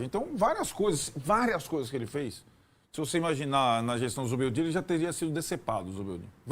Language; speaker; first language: Portuguese; native; Portuguese